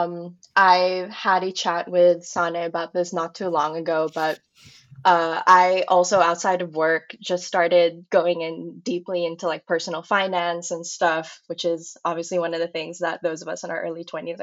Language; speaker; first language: English; non-native, local second language; Filipino